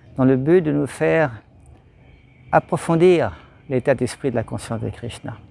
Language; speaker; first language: French; native; French